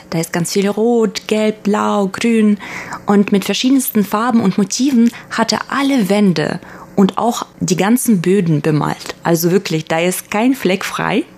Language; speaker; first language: German; early bilingual, other home language; Russian